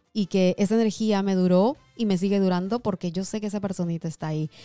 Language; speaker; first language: Spanish; early bilingual, heritage; Spanish